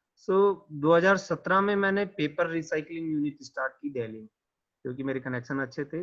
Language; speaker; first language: Hindi; native; Hindi